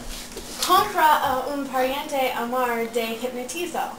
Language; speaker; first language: Spanish; non-native, learner; English